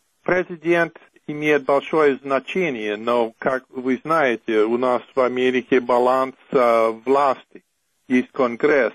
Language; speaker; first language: Russian; non-native, fluent; English